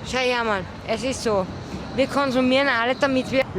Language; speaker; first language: German; native; German